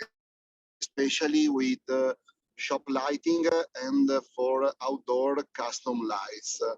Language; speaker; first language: English; non-native, fluent; Italian